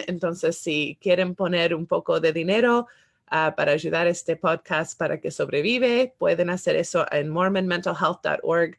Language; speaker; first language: Spanish; non-native, fluent; English